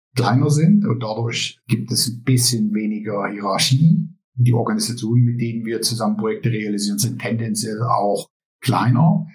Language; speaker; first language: German; native; German